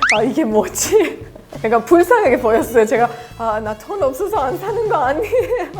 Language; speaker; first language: Korean; non-native, fluent; Persian